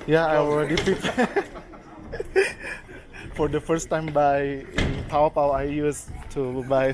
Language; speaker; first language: English; non-native, learner; Indonesian